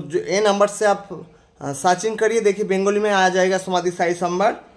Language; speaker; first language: Hindi; non-native, local second language; Bangla